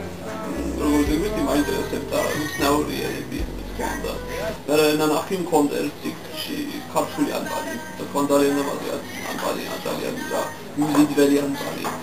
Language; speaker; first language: Georgian; non-native, learner; English